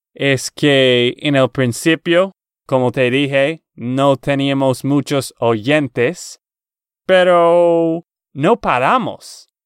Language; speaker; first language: Spanish; non-native, learner; English